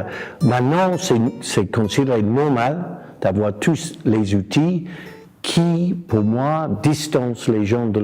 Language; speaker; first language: French; non-native, fluent; English